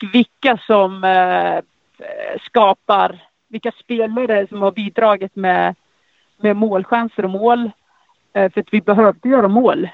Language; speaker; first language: Swedish; non-native, fluent; Icelandic